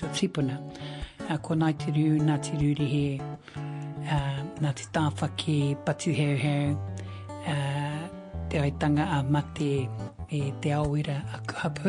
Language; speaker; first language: English; native; English